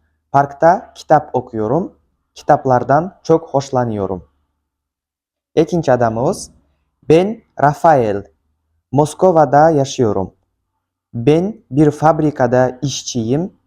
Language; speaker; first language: Turkish; non-native, fluent; Kyrgyz